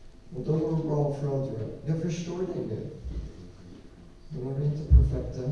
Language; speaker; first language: Swedish; non-native, learner; English